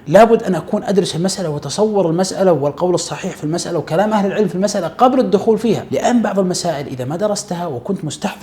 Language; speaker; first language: Arabic; native; Arabic